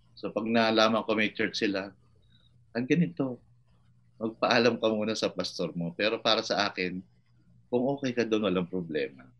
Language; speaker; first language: Filipino; native; Filipino